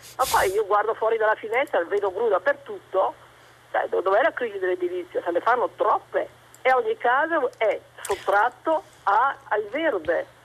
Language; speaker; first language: Italian; native; Italian